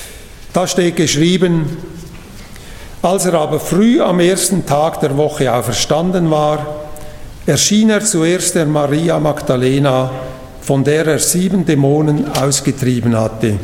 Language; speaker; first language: German; native; German